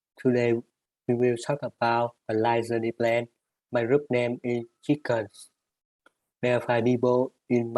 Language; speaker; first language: English; non-native, learner; Vietnamese